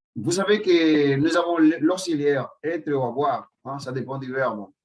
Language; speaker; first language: French; non-native, fluent; Spanish